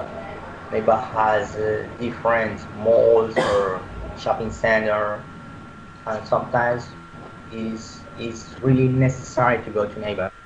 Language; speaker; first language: English; non-native, learner; Spanish